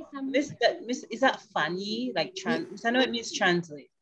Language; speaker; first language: English; native; English